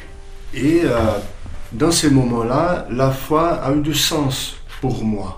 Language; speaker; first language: French; non-native, fluent; Portuguese